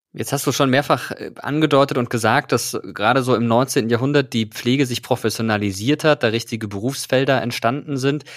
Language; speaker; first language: German; native; German